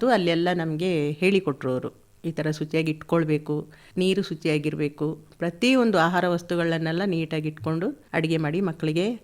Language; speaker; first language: Kannada; non-native, local second language; Malayalam